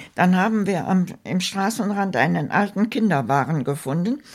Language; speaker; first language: German; native; German